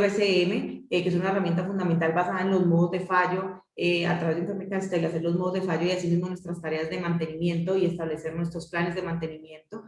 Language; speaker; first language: Spanish; native; Spanish